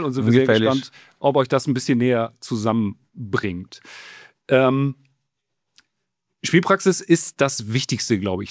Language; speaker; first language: German; native; German